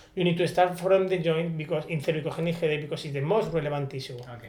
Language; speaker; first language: English; non-native, learner; Spanish